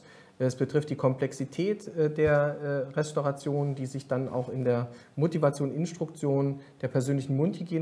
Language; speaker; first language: German; native; German